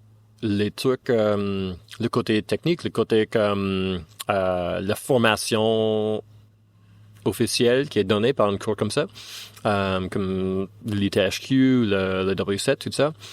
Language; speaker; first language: French; non-native, fluent; English